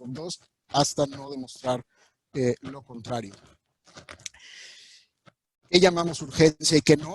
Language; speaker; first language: Spanish; native; Spanish